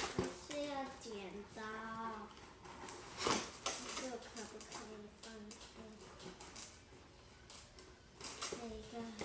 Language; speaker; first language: Chinese; early bilingual, heritage; Chinese